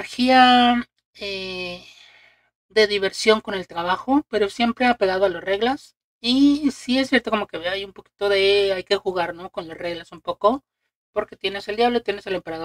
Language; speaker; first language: Spanish; native; Spanish